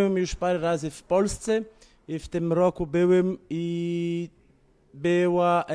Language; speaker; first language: Polish; non-native, learner; Portuguese